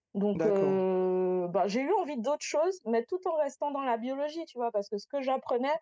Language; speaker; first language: French; native; French